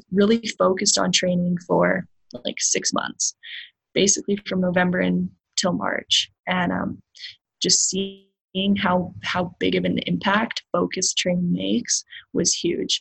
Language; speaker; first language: English; native; English